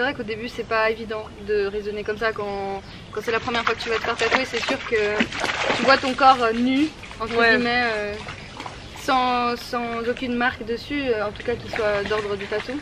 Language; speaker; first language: French; native; French